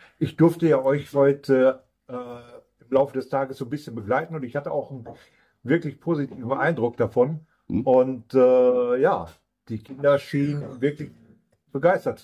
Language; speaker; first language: German; native; German